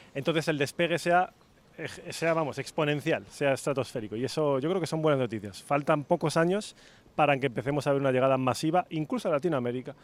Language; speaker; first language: Spanish; native; Spanish